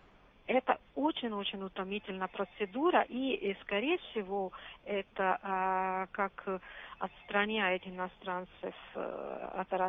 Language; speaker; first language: Russian; non-native, fluent; Italian